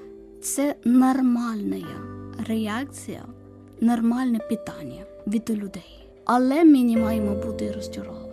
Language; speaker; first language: Ukrainian; non-native, learner; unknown